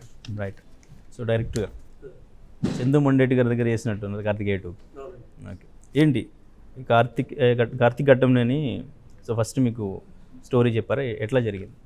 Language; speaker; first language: Telugu; native; Telugu